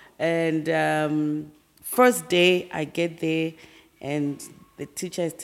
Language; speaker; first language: English; non-native, local second language; Tsonga